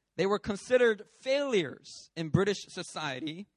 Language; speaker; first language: English; native; English